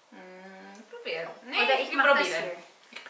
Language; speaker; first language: German; non-native, fluent; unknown